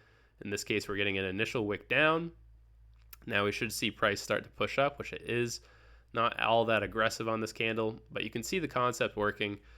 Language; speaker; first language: English; native; English